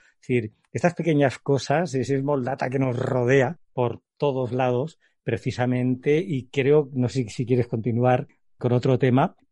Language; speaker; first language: Spanish; native; Spanish